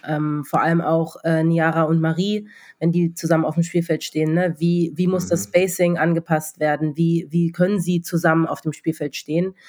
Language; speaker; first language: German; native; German